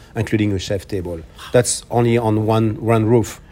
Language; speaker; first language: English; non-native, fluent; French